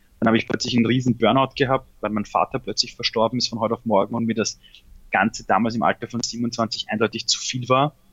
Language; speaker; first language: German; early bilingual, other home language; Persian